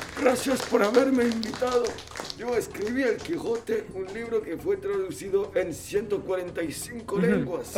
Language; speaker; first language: Spanish; non-native, learner; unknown